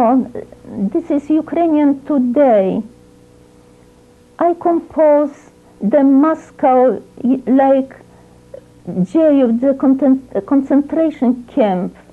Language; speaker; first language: English; non-native, learner; Ukrainian